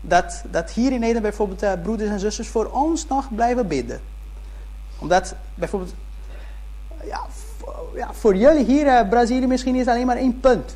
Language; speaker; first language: Dutch; early bilingual, heritage; Dutch